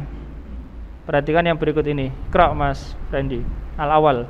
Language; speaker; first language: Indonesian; native; Indonesian